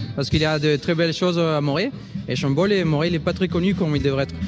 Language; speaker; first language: French; non-native, fluent; Spanish